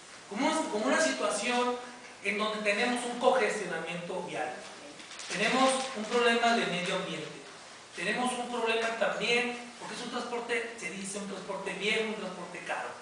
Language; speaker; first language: Spanish; native; Spanish